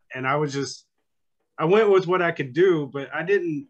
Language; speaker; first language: English; native; English